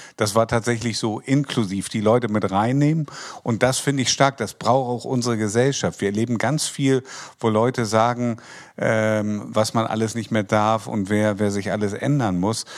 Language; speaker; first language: German; native; German